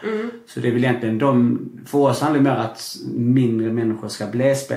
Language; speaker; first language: Swedish; native; Swedish